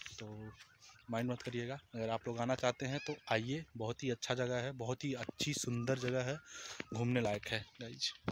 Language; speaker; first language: Hindi; native; Hindi